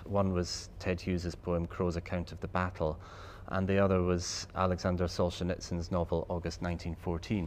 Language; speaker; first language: English; native; English